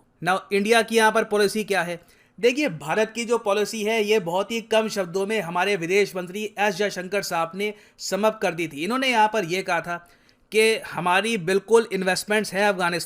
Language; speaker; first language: Hindi; native; Hindi